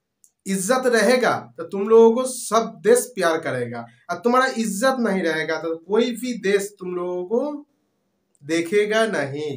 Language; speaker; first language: Hindi; non-native, local second language; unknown